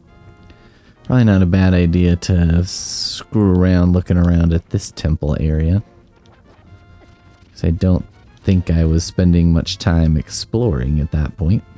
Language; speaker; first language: English; native; English